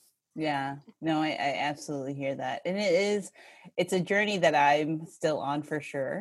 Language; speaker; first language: English; early bilingual, other home language; Filipino